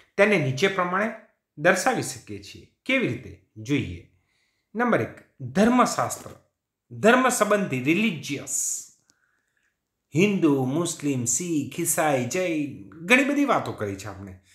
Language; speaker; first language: Gujarati; native; Gujarati